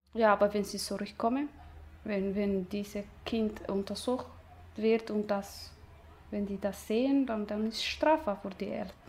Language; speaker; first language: German; non-native, learner; Somali